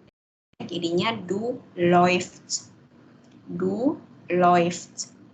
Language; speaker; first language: German; non-native, fluent; Indonesian